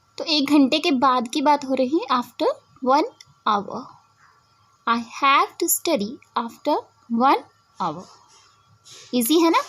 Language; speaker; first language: Hindi; native; Hindi